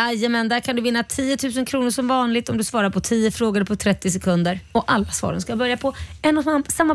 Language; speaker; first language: Swedish; native; Swedish